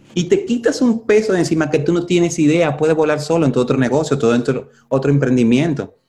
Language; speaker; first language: Spanish; native; Spanish